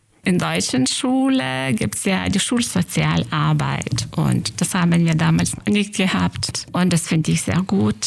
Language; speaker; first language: German; non-native, fluent; Lithuanian